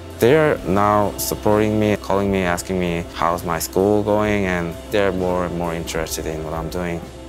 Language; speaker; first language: English; non-native, fluent; Korean